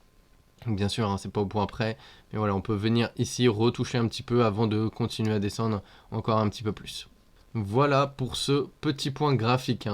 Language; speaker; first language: French; native; French